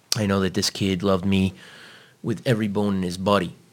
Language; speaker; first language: English; native; English